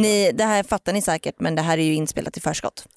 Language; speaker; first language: Swedish; native; Swedish